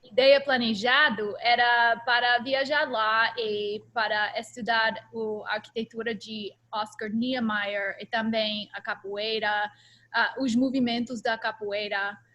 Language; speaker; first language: Portuguese; non-native, learner; English